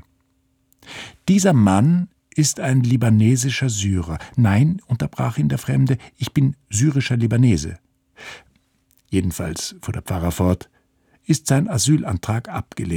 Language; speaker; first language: German; native; German